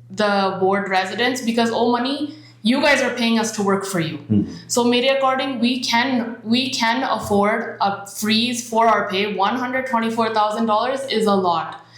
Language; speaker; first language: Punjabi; early bilingual, heritage; Punjabi